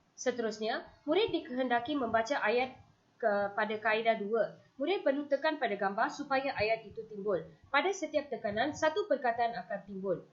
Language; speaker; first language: Malay; non-native, local second language; Tamil